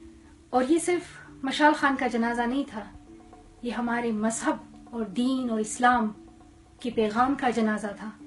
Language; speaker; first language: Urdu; non-native, local second language; Pashto